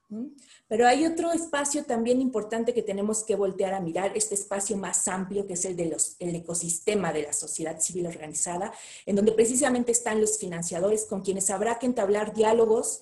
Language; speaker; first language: Spanish; native; Spanish